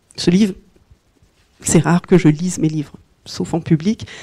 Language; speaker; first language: French; native; French